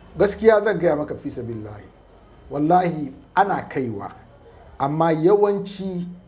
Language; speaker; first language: Hausa; non-native, local second language; Fula